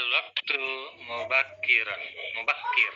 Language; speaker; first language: Arabic; non-native, learner; Indonesian